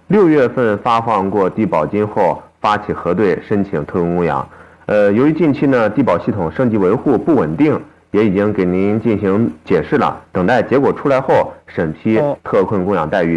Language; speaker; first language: Chinese; native; Chinese